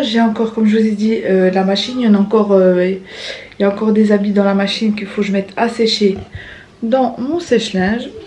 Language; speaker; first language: French; native; French